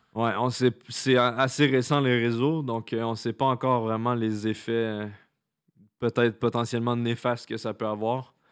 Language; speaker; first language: French; native; French